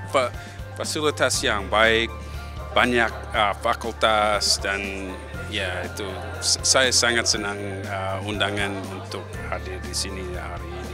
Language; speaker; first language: Indonesian; non-native, fluent; English